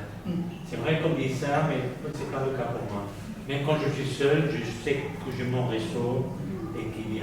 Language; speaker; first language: French; non-native, fluent; Spanish